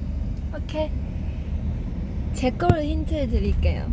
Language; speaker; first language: Korean; non-native, fluent; Chinese